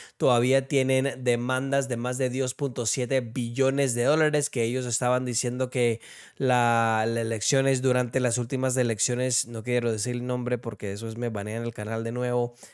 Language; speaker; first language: Spanish; early bilingual, heritage; Spanish